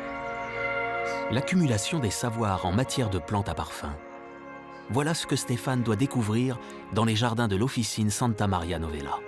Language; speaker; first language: French; native; French